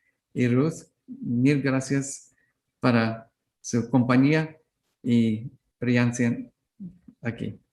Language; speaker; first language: Spanish; non-native, learner; English